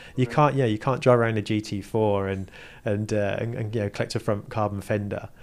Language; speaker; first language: English; native; English